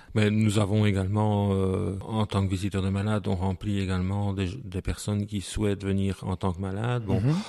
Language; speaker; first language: French; native; French